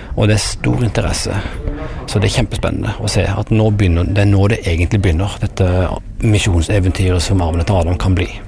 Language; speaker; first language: Norwegian; native; Norwegian